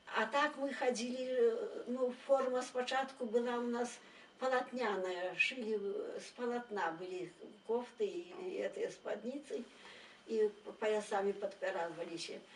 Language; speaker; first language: Belarusian; native; Belarusian